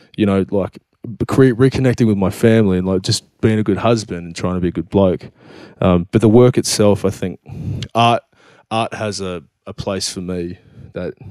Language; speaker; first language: English; native; English